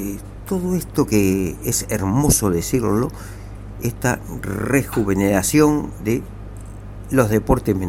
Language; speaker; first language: Spanish; native; Spanish